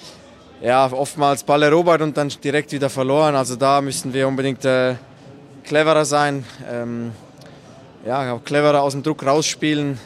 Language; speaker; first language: German; native; German